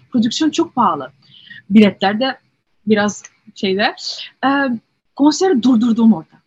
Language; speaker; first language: Turkish; early bilingual, heritage; Turkish